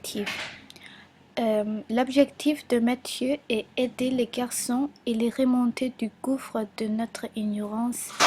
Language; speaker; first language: French; non-native, learner; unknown